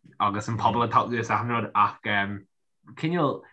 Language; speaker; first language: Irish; non-native, local second language; English